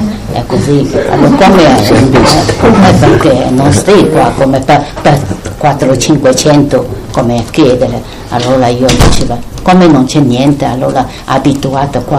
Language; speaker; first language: Italian; non-native, learner; Chinese